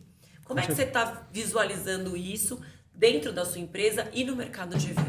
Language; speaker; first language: Portuguese; native; Portuguese